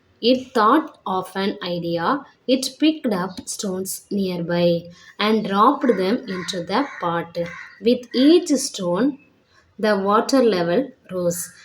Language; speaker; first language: English; non-native, local second language; Tamil